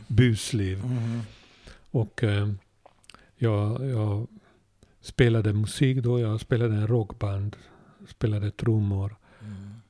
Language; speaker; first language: Swedish; non-native, fluent; Hungarian